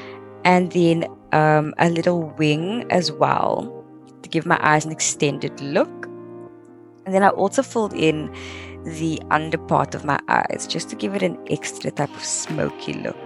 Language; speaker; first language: English; native; English